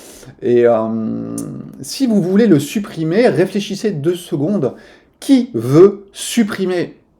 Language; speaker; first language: French; native; French